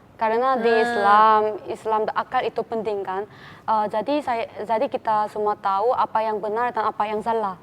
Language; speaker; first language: Indonesian; non-native, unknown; Korean